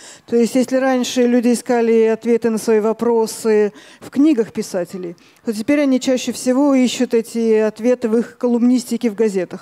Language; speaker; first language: Russian; native; Russian